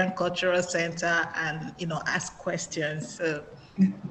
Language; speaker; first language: English; non-native, local second language; Igbo